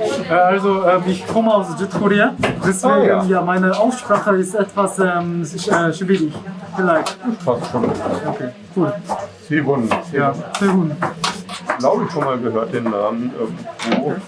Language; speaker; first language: German; non-native, learner; Korean